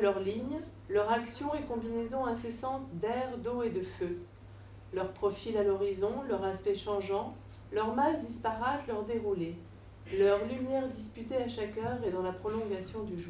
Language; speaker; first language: French; native; French